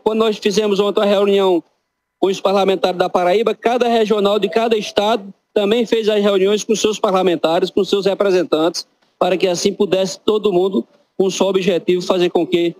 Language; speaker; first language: Portuguese; native; Portuguese